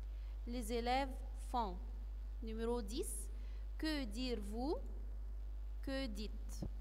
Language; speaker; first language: French; non-native, fluent; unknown